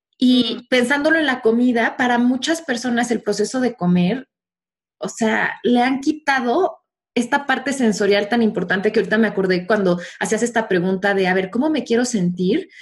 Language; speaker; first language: Spanish; native; Spanish